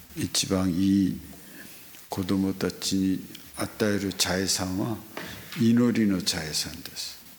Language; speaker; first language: Japanese; non-native, fluent; Korean